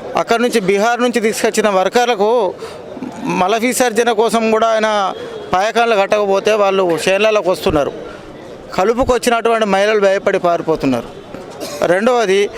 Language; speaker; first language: Telugu; native; Telugu